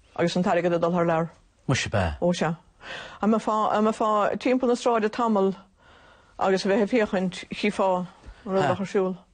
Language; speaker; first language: Irish; native; Irish